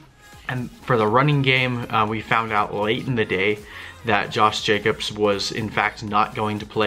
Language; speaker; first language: English; native; English